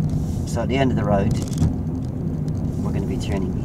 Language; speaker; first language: English; native; English